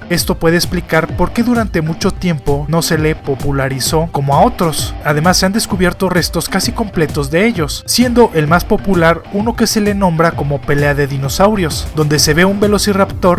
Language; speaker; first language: Spanish; native; Spanish